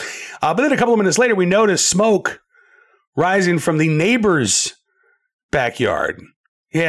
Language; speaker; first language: English; native; English